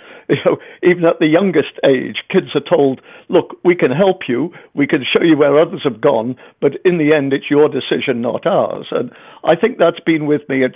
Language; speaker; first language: English; native; English